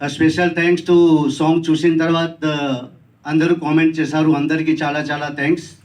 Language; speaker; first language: Telugu; non-native, learner; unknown